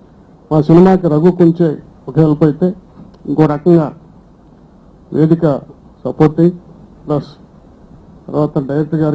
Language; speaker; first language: Telugu; native; Telugu